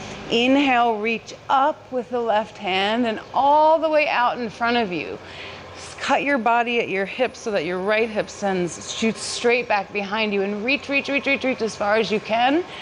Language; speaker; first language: English; native; English